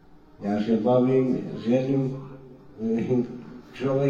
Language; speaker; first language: Czech; non-native, local second language; Romany